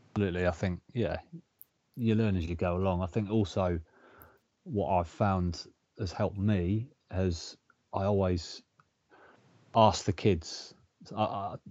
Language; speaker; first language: English; native; English